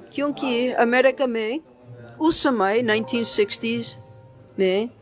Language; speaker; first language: Hindi; non-native, fluent; English